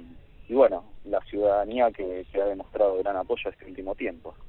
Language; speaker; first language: Spanish; native; Spanish